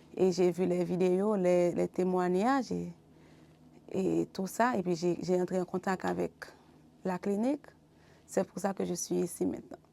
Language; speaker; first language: French; non-native, local second language; Haitian Creole